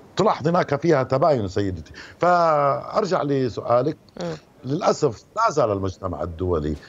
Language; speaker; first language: Arabic; native; Arabic